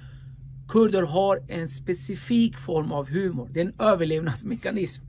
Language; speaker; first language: Swedish; early bilingual, other home language; Kurdish